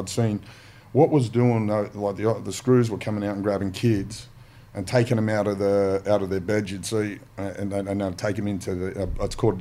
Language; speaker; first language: English; native; English